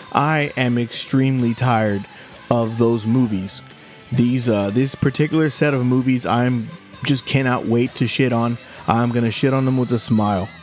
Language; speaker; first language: English; native; English